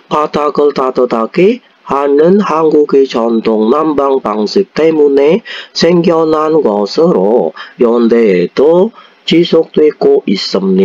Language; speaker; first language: Korean; non-native, fluent; Indonesian